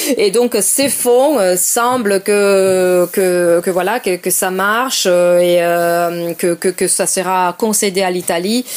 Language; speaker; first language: French; non-native, fluent; Italian